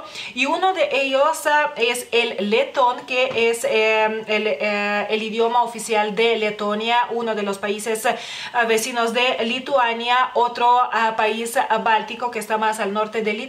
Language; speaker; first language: Spanish; non-native, fluent; Lithuanian